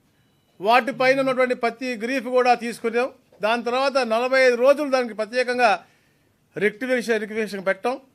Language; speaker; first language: Telugu; native; Telugu